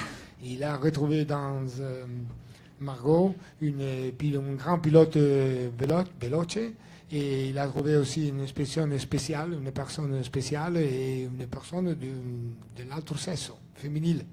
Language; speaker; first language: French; non-native, learner; Italian